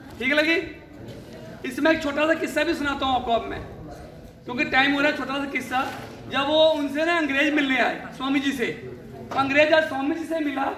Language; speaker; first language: Hindi; non-native, local second language; Dogri